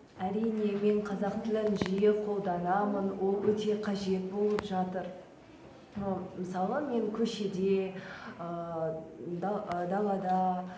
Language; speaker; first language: Kazakh; non-native, local second language; Russian